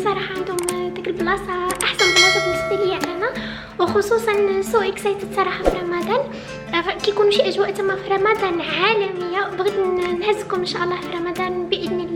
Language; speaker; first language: Arabic; native; Arabic